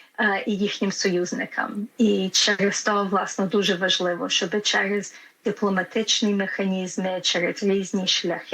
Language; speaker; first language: Ukrainian; early bilingual, heritage; Ukrainian